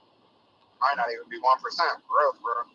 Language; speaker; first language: English; native; English